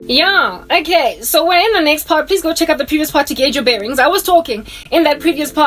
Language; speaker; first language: English; non-native, local second language; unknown